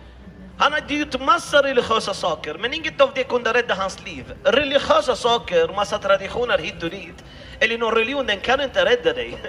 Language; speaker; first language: Swedish; non-native, fluent; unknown